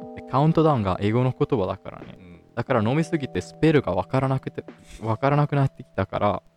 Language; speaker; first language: Japanese; non-native, fluent; Italian